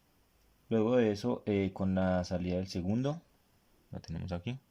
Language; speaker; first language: Spanish; native; Spanish